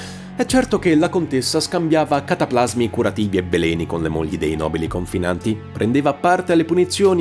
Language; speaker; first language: Italian; native; Italian